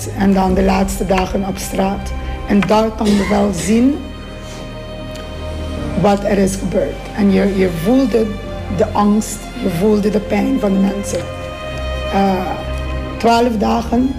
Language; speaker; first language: Dutch; non-native, local second language; Papiamento